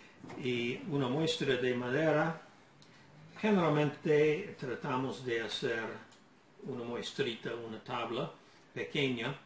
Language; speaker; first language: Spanish; non-native, fluent; English